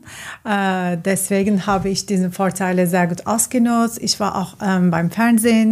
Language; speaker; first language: German; non-native, learner; Turkish